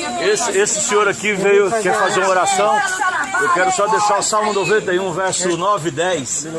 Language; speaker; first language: Portuguese; native; Portuguese